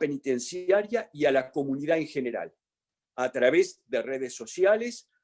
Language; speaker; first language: Spanish; native; Spanish